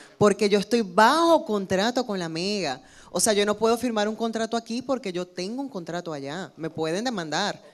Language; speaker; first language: Spanish; native; Spanish